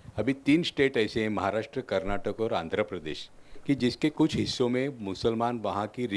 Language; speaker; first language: Hindi; non-native, local second language; Marathi